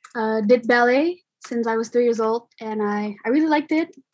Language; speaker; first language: English; non-native, fluent; Indonesian